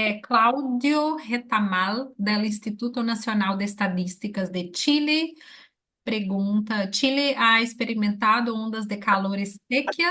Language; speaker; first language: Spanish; non-native, learner; Portuguese